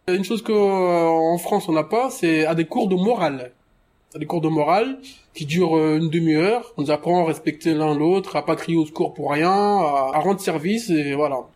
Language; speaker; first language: French; early bilingual, other home language; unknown